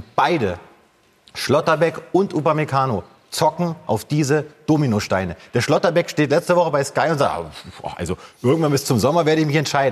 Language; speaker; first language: German; native; German